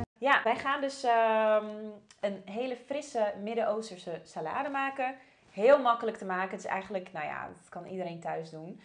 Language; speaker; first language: Dutch; early bilingual, other home language; Portuguese